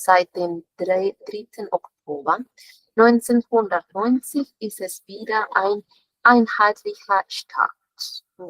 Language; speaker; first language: German; non-native, fluent; Spanish